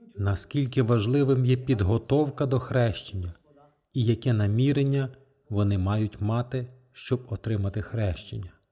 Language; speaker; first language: Ukrainian; non-native, fluent; French